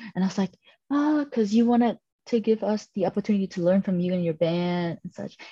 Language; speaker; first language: English; non-native, fluent; Vietnamese